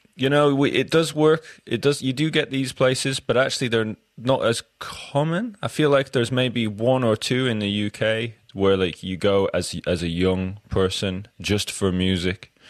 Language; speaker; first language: English; native; English